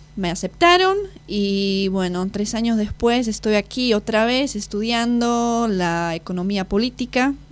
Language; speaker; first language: Spanish; non-native, fluent; Slovak